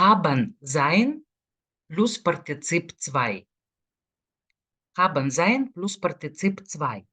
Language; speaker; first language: German; non-native, fluent; Lithuanian